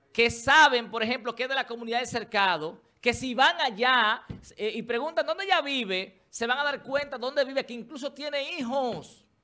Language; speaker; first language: Spanish; native; Spanish